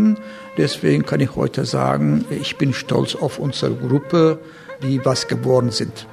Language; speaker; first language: German; non-native, learner; Turkish